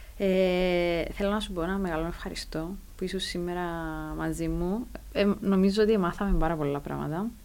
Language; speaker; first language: Greek; native; Greek